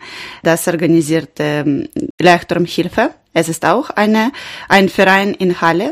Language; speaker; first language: German; non-native, learner; Ukrainian